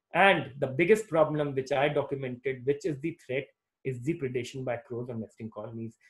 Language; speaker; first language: English; non-native, local second language; Hindi